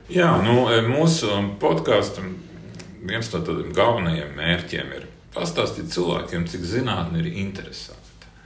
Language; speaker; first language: Latvian; native; Latvian